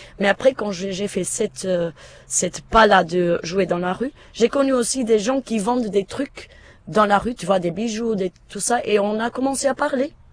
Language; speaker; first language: French; non-native, fluent; Portuguese